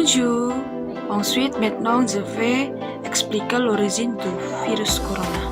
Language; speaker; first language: French; non-native, learner; Indonesian